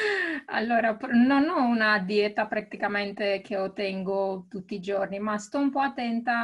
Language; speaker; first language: Italian; non-native, fluent; Romanian